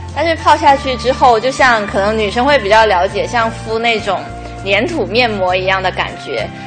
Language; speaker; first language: Chinese; native; Chinese